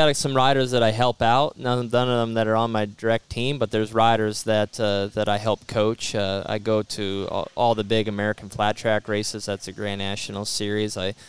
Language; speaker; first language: English; native; English